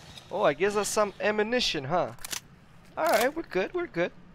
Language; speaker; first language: English; non-native, fluent; Russian